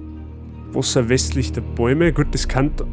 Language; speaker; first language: German; native; German